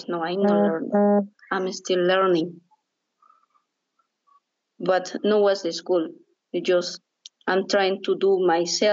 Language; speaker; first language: English; non-native, learner; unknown